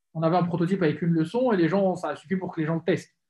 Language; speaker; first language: French; native; French